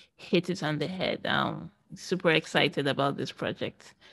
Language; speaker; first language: English; native; English